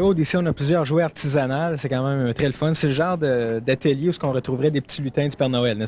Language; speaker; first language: French; native; French